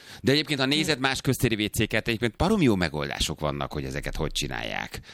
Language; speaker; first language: Hungarian; native; Hungarian